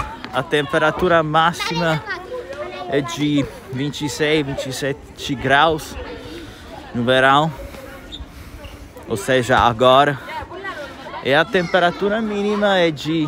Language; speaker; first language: Portuguese; non-native, fluent; Italian